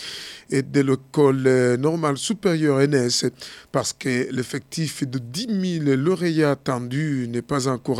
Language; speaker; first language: French; non-native, local second language; Rundi